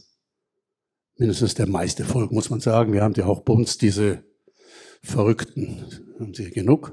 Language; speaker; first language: German; non-native, fluent; Hebrew